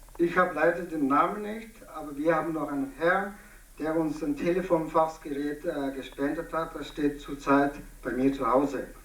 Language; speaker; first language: German; non-native, fluent; Tibetan